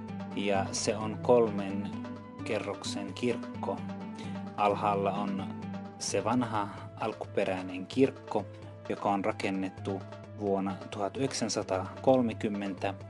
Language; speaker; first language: Finnish; non-native, fluent; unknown